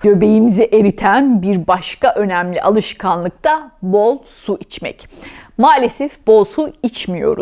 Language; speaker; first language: Turkish; native; Turkish